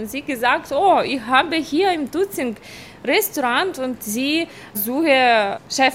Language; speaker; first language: German; non-native, learner; Ukrainian